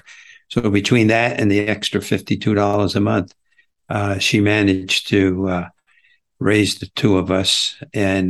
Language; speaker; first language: English; native; English